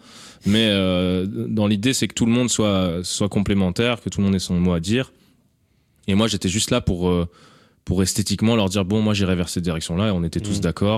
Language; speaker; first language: French; native; French